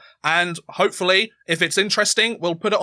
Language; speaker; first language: English; native; English